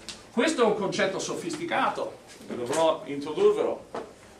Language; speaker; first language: Italian; non-native, fluent; English